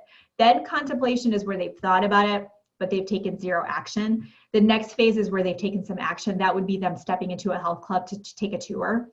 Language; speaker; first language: English; native; English